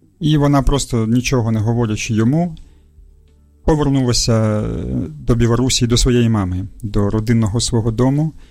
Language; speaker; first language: Ukrainian; early bilingual, other home language; Russian